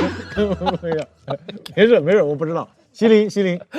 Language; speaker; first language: Chinese; native; Chinese